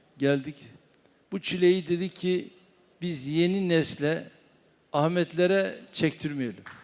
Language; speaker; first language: Turkish; native; Turkish